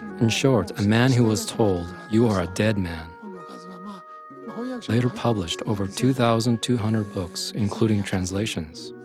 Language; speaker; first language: English; non-native, learner; Japanese